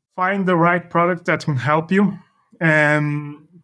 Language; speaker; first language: English; non-native, fluent; Norwegian